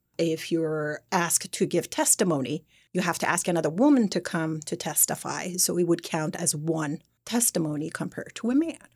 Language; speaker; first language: English; non-native, fluent; Persian